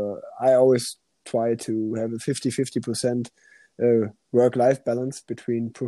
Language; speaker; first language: English; non-native, fluent; German